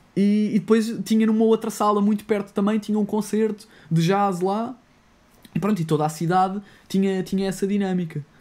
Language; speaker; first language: Portuguese; native; Portuguese